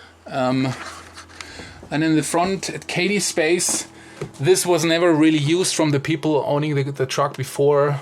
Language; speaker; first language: English; non-native, fluent; German